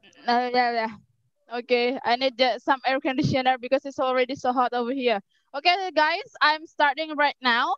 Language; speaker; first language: English; non-native, learner; Indonesian